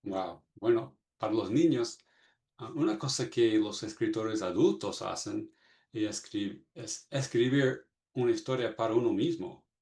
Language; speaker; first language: Spanish; non-native, fluent; English